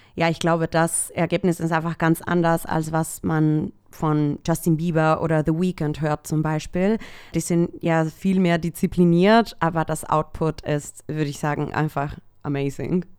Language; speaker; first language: German; non-native, fluent; Spanish